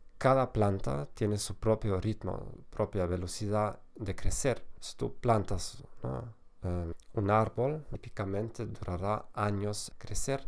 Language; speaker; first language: Spanish; non-native, fluent; German